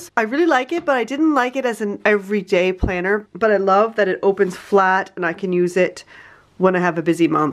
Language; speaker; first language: English; native; English